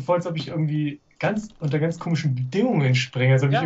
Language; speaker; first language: German; native; German